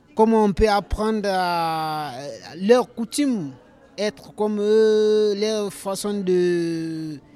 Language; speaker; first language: French; non-native, local second language; Fula